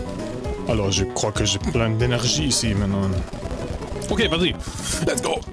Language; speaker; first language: French; non-native, learner; German